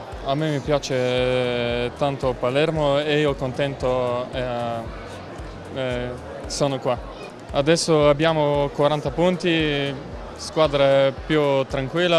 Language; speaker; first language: Italian; non-native, learner; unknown